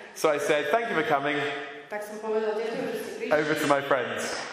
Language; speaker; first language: English; native; English